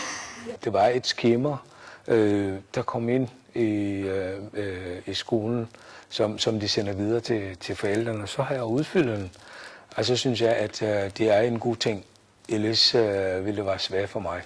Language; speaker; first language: Danish; non-native, learner; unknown